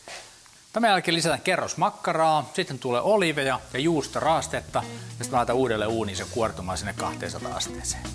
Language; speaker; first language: Finnish; native; Finnish